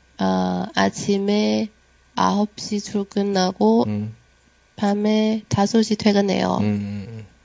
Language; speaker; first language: Korean; non-native, learner; Chinese